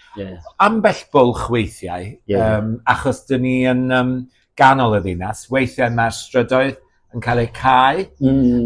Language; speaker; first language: Welsh; native; Welsh